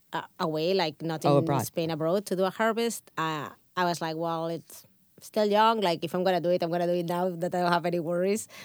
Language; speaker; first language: English; non-native, fluent; Catalan